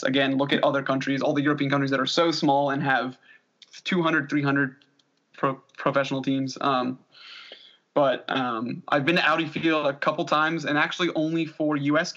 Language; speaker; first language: English; native; English